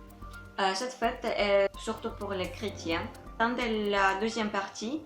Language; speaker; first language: French; non-native, fluent; Russian